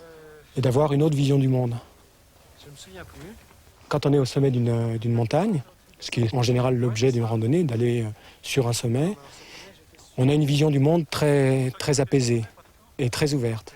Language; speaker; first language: French; native; French